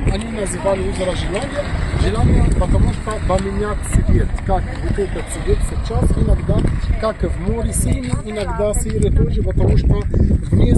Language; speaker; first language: Russian; non-native, local second language; Arabic